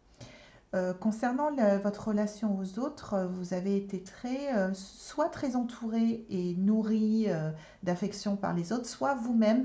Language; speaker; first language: French; native; French